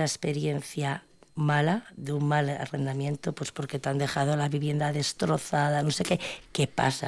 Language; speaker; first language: Spanish; native; Spanish